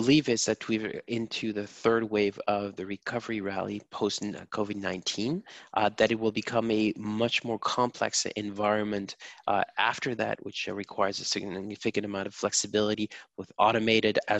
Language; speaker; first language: English; non-native, fluent; German